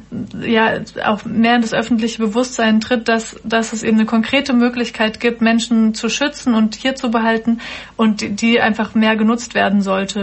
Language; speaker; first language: German; native; German